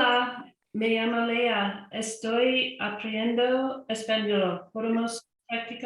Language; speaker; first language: Spanish; non-native, learner; English